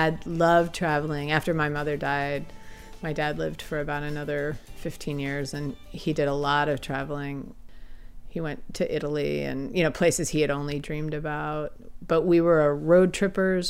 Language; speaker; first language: English; native; English